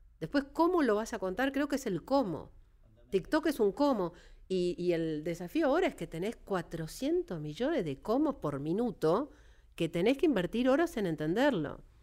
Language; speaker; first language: Spanish; native; Spanish